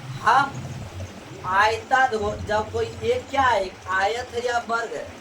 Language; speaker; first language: Hindi; native; Hindi